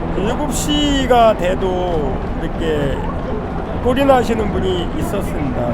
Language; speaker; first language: Korean; native; Korean